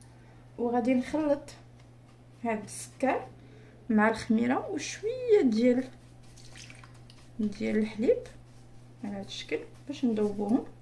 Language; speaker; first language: Arabic; native; Arabic